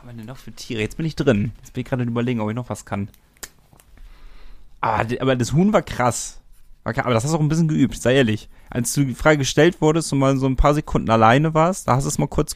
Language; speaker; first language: German; native; German